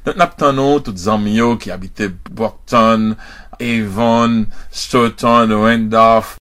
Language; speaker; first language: French; native; French